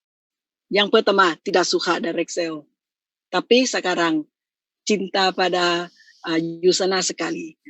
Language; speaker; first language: Indonesian; non-native, fluent; Thai